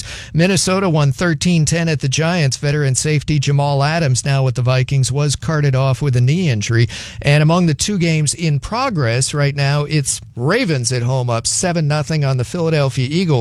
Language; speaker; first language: English; native; English